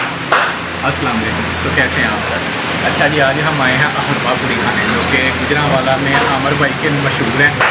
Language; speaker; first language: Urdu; non-native, local second language; Punjabi